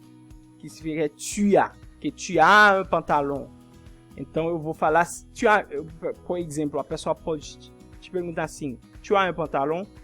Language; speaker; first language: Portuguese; non-native, fluent; French